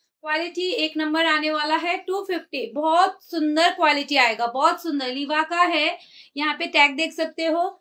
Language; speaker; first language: Hindi; native; Hindi